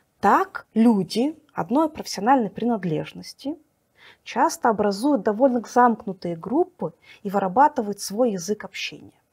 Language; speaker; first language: Russian; native; Russian